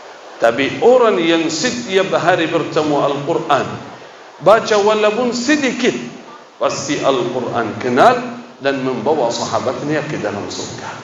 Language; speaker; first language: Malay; non-native, fluent; Arabic